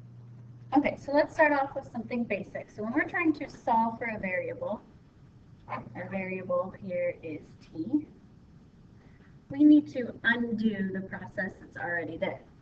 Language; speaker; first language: English; native; English